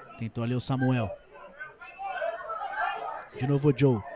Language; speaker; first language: Portuguese; native; Portuguese